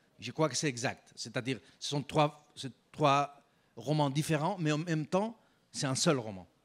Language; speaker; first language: French; non-native, fluent; Spanish